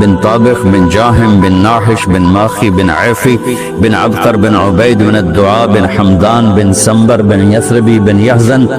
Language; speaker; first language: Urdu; non-native, local second language; Saraiki